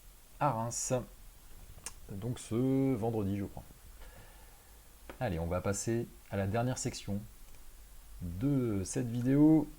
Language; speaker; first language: French; native; French